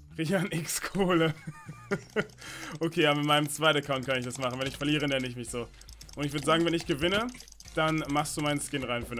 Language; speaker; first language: German; native; German